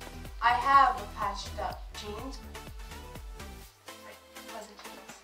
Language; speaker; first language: English; native; English